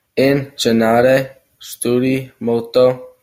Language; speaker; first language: Italian; non-native, learner; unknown